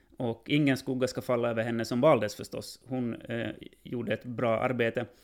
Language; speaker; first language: Swedish; native; Swedish